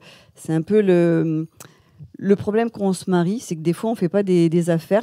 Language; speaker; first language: French; native; French